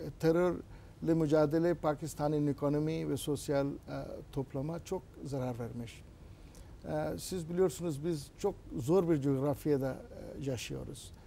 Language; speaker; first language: Turkish; non-native, learner; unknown